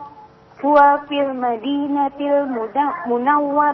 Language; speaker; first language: Arabic; non-native, learner; Indonesian